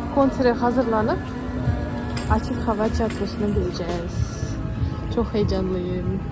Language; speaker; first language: Turkish; non-native, fluent; Russian